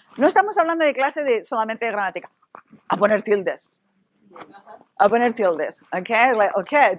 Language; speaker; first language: Spanish; native; Spanish